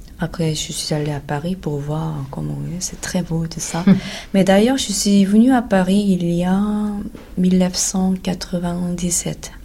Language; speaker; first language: French; non-native, fluent; Korean